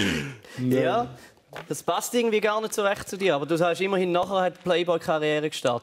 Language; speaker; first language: German; native; German